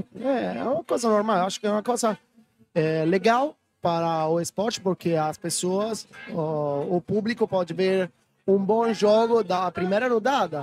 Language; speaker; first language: Portuguese; non-native, learner; Italian